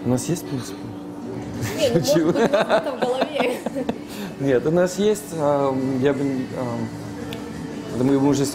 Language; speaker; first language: Russian; non-native, fluent; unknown